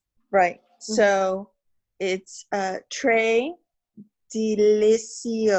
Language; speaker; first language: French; non-native, learner; English